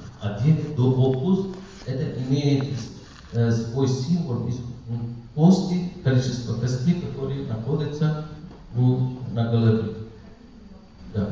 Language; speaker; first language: Russian; non-native, learner; Persian